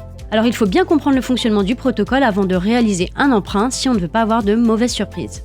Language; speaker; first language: French; native; French